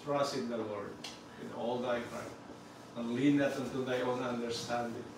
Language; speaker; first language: English; non-native, local second language; Filipino